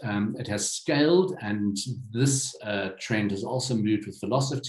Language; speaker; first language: English; native; English